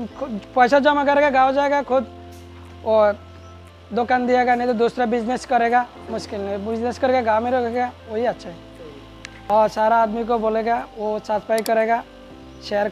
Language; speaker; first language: Hindi; non-native, learner; Bangla